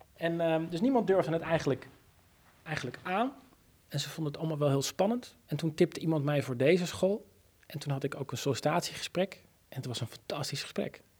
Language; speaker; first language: Dutch; native; Dutch